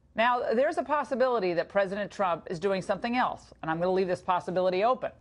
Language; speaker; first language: English; native; English